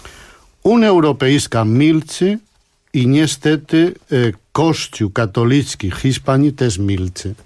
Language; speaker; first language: Polish; non-native, fluent; Spanish